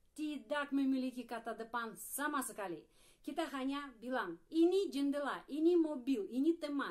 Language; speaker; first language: Indonesian; non-native, fluent; Russian